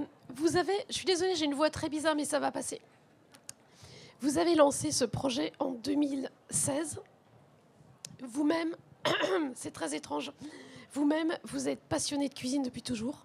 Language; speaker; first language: French; native; French